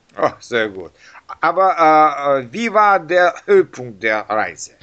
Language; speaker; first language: German; non-native, learner; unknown